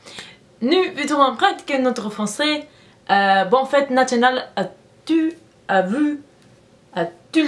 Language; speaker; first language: French; non-native, learner; English